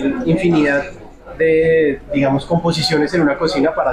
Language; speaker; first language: Spanish; native; Spanish